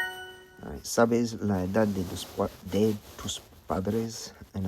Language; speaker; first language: Spanish; non-native, learner; English